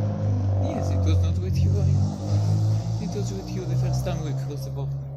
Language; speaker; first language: English; non-native, learner; Greek